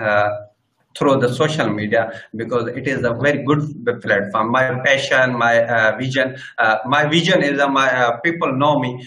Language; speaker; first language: English; non-native, learner; Sindhi